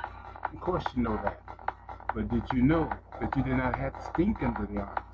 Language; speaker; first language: English; native; English